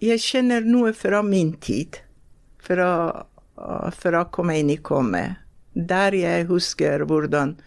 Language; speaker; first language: Norwegian; non-native, fluent; Persian